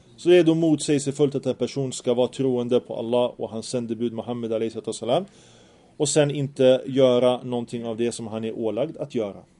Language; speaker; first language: Swedish; early bilingual, other home language; Arabic